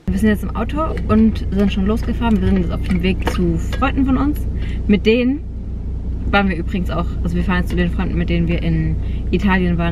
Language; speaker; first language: German; native; German